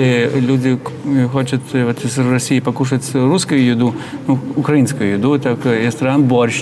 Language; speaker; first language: Russian; non-native, fluent; Lithuanian